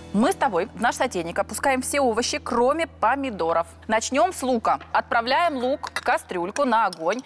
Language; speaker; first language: Russian; native; Russian